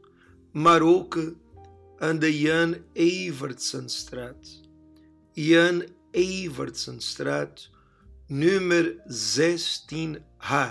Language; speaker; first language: Dutch; non-native, learner; Portuguese